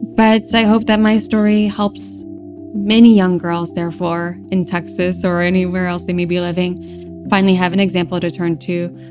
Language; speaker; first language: English; non-native, fluent; French